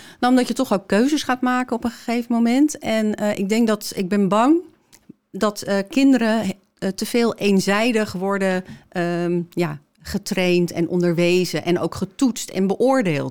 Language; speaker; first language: Dutch; native; Dutch